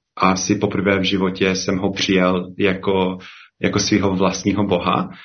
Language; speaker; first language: Czech; non-native, fluent; English